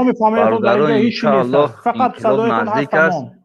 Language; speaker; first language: Persian; native; Persian